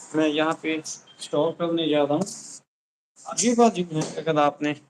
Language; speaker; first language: Hindi; non-native, local second language; Punjabi